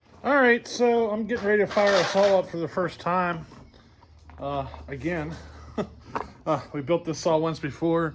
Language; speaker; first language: English; native; English